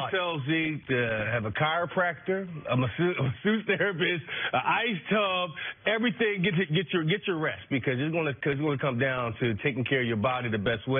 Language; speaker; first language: English; native; English